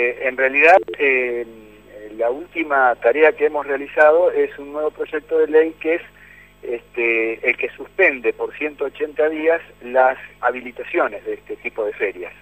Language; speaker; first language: Spanish; native; Spanish